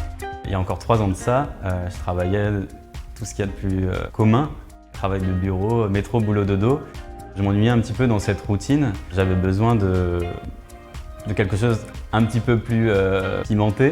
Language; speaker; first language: French; native; French